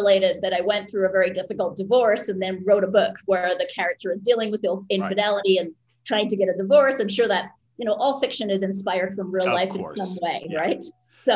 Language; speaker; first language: English; native; English